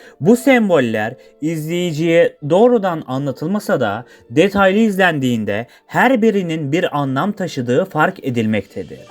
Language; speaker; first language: Turkish; native; Turkish